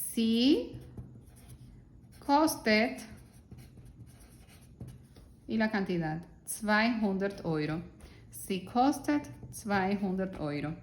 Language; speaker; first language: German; non-native, fluent; Spanish